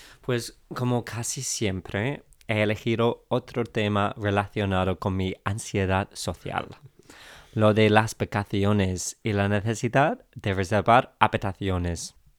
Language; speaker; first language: Spanish; non-native, fluent; English